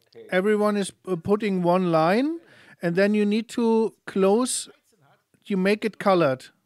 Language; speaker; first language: English; non-native, fluent; German